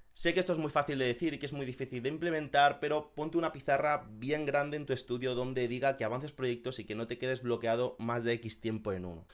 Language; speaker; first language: Spanish; native; Spanish